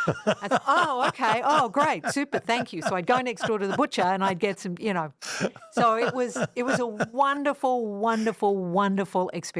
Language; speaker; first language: English; non-native, fluent; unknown